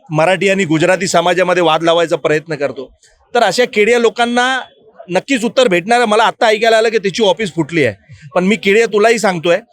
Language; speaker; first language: Marathi; native; Marathi